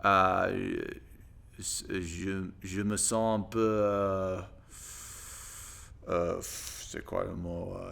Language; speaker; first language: French; non-native, learner; English